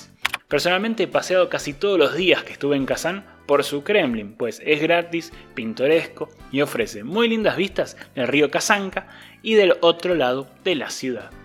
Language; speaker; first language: Spanish; native; Spanish